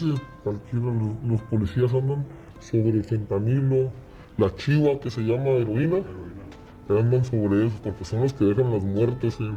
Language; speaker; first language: Spanish; native; Spanish